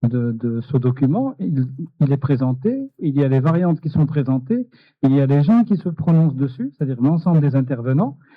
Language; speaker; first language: French; non-native, local second language; Arabic